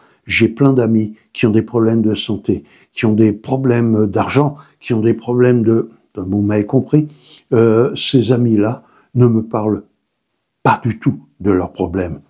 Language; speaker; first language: French; native; French